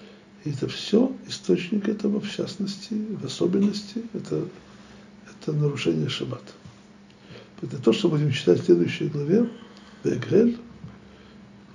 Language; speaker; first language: Russian; native; Russian